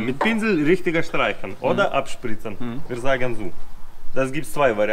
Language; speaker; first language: German; non-native, learner; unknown